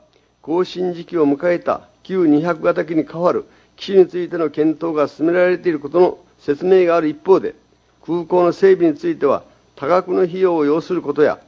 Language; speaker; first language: Japanese; native; Japanese